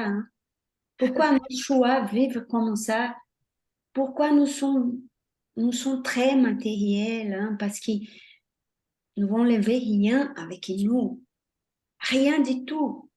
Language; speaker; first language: French; non-native, fluent; Portuguese